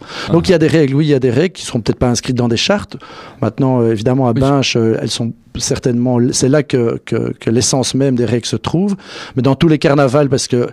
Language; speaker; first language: French; native; French